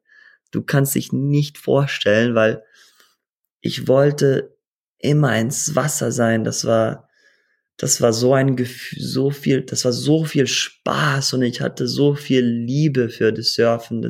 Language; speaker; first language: German; early bilingual, heritage; German